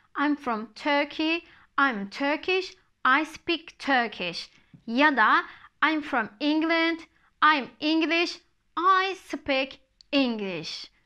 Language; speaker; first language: English; non-native, fluent; Turkish